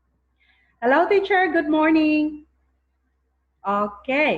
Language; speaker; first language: English; non-native, fluent; Thai